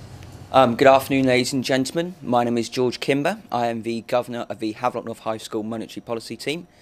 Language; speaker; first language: English; native; English